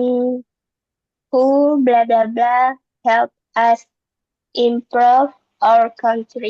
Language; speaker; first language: English; non-native, learner; Indonesian